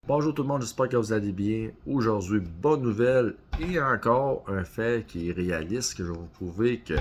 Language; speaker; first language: French; native; French